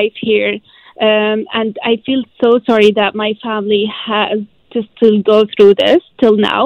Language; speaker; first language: English; non-native, fluent; Arabic